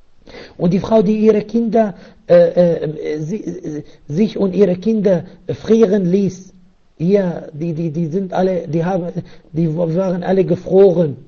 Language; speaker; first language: German; non-native, fluent; Arabic